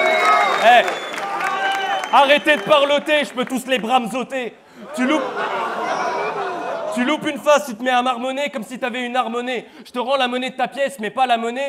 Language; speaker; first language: French; native; French